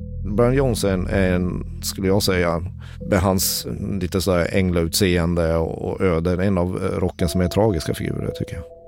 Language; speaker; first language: Swedish; native; Swedish